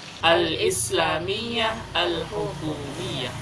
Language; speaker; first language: Arabic; non-native, learner; Indonesian